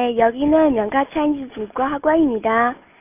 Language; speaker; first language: Korean; non-native, fluent; Chinese